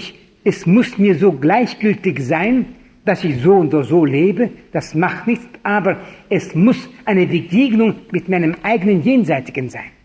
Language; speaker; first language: German; non-native, fluent; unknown